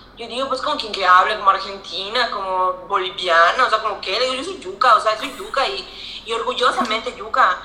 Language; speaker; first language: Spanish; native; Spanish